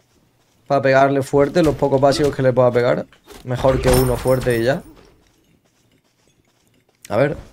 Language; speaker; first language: Spanish; native; Spanish